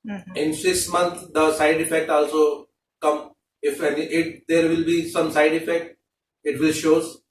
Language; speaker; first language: English; non-native, local second language; Hindi